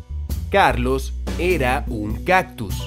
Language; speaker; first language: Spanish; non-native, fluent; English